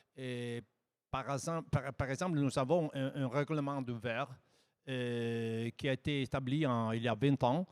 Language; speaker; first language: French; non-native, fluent; Italian